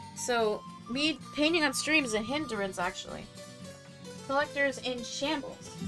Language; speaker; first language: English; native; English